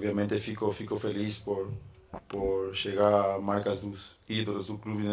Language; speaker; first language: Portuguese; non-native, fluent; Spanish